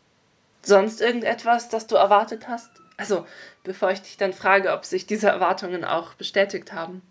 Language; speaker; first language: German; native; German